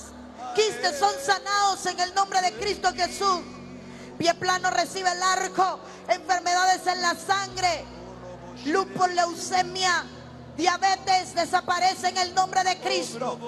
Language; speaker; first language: Spanish; native; Spanish